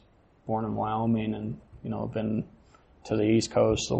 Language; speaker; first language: English; native; English